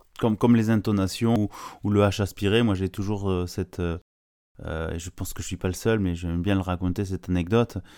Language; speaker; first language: French; native; French